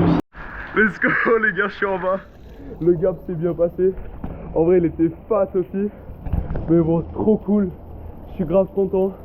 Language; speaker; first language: French; native; French